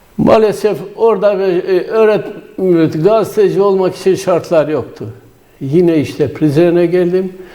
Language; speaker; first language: Turkish; native; Turkish